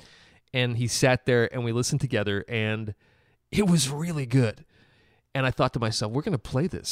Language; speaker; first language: English; native; English